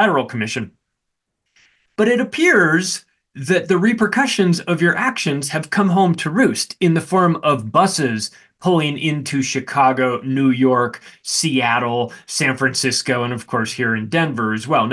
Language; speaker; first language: English; native; English